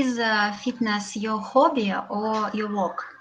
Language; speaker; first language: English; non-native, learner; Russian